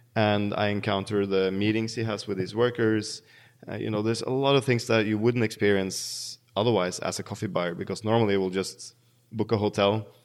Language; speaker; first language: English; non-native, fluent; Norwegian